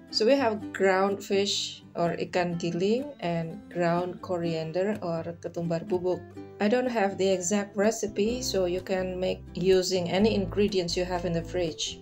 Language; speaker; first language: English; non-native, fluent; Indonesian